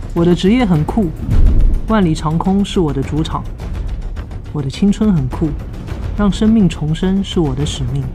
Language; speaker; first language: Chinese; native; Chinese